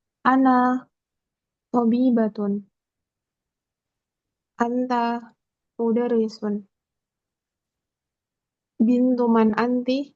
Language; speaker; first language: Arabic; non-native, learner; Indonesian